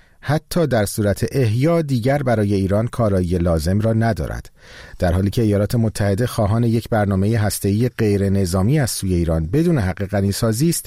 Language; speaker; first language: Persian; native; Persian